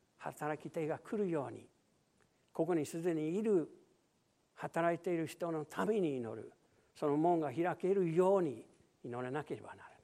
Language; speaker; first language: Japanese; non-native, fluent; English